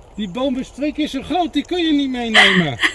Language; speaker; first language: Dutch; native; Dutch